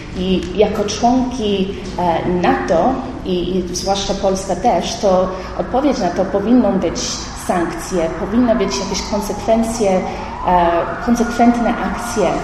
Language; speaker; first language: Polish; early bilingual, heritage; Polish